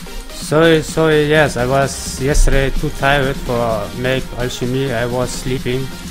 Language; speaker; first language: English; non-native, learner; German